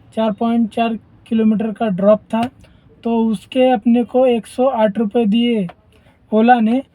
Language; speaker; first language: Hindi; non-native, local second language; Marathi